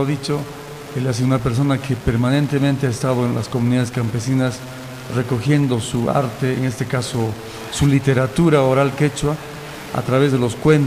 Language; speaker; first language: Spanish; non-native, local second language; Quechua